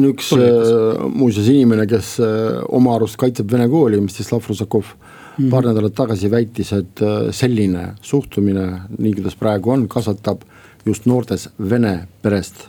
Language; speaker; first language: Estonian; non-native, local second language; Russian